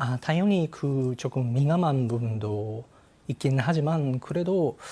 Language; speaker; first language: Korean; non-native, fluent; Japanese